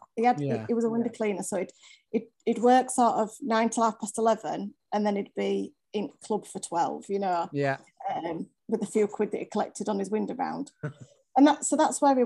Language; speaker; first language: English; native; English